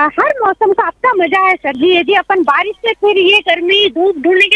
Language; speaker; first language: Hindi; non-native, local second language; Telugu